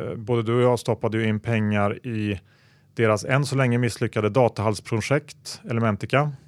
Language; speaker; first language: Swedish; native; Swedish